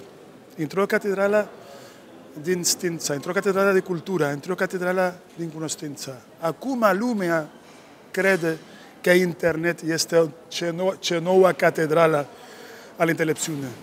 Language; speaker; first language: Romanian; non-native, learner; Spanish